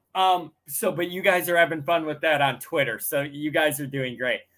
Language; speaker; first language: English; native; English